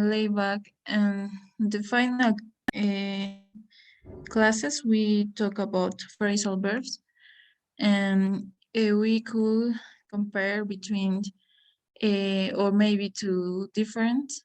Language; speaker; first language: English; non-native, learner; Spanish